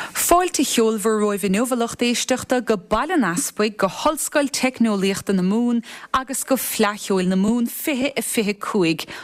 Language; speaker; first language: Irish; native; Irish